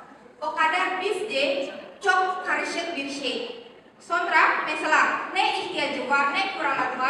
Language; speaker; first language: Turkish; non-native, learner; Indonesian